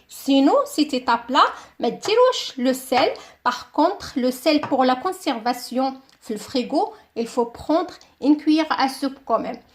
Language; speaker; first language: French; non-native, local second language; Arabic